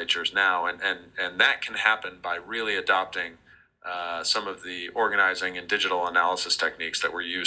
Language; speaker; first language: English; native; English